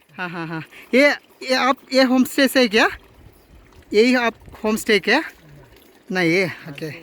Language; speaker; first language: Hindi; non-native, local second language; Malayalam